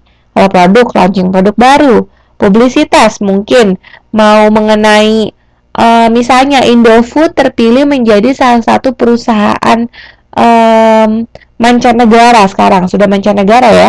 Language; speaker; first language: Indonesian; native; Indonesian